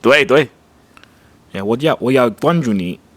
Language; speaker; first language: Chinese; non-native, learner; English